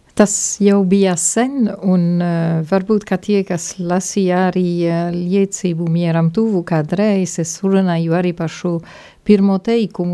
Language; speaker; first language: Latvian; non-native, fluent; Italian